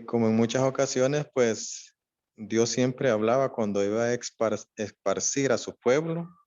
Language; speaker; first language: Spanish; native; Spanish